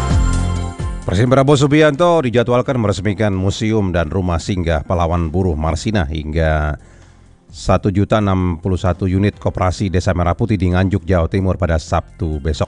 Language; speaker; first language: Indonesian; native; Indonesian